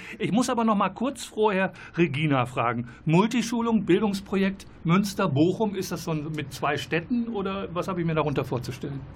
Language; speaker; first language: German; native; German